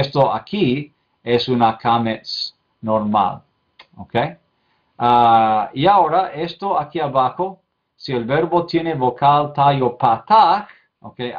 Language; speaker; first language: Spanish; non-native, fluent; English